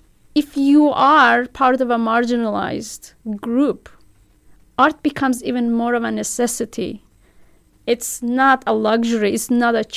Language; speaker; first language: English; non-native, fluent; Turkish